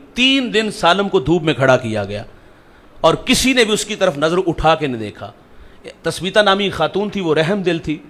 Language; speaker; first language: Urdu; non-native, local second language; Punjabi